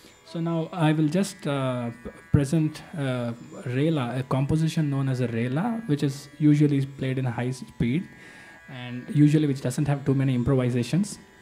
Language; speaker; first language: English; non-native, local second language; Kannada